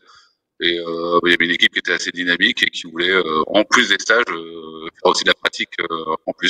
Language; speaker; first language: French; native; French